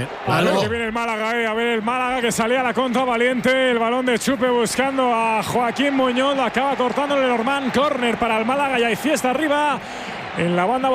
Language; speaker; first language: Spanish; native; Spanish